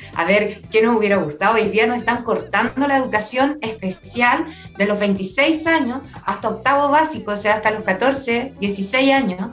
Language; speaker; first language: Spanish; native; Spanish